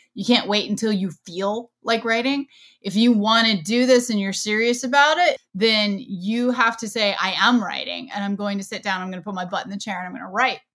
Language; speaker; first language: English; native; English